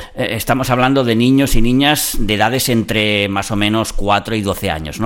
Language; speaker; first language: Spanish; non-native, local second language; Catalan